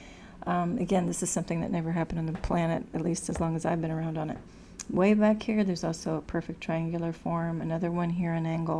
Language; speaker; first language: English; native; English